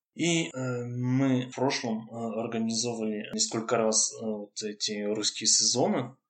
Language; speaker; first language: Russian; non-native, fluent; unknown